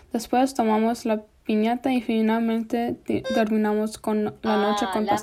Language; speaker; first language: Spanish; non-native, fluent; English